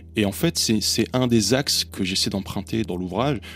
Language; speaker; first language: French; native; French